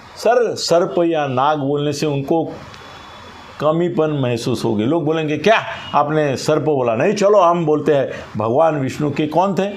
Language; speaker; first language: Hindi; non-native, local second language; Marathi